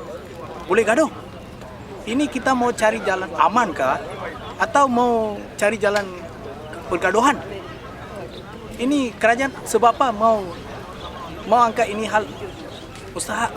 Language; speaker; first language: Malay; non-native, local second language; Tamil